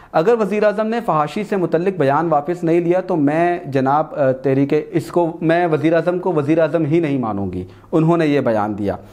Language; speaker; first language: Urdu; native; Urdu